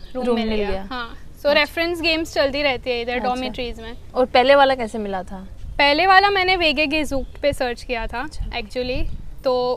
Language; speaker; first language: Hindi; non-native, local second language; Gujarati